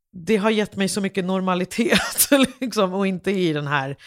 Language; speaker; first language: Swedish; non-native, fluent; English